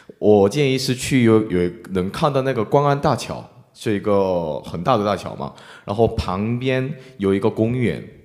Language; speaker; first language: Chinese; non-native, fluent; Korean